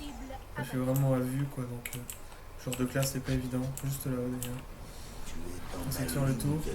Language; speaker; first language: French; native; French